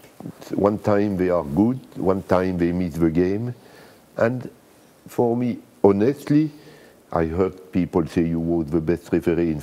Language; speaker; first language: English; non-native, learner; French